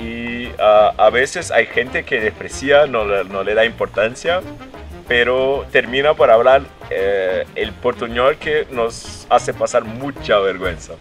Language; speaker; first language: Spanish; non-native, fluent; Portuguese